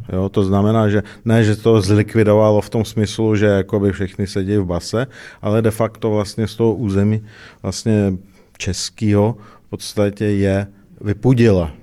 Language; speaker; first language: Czech; early bilingual, other home language; Russian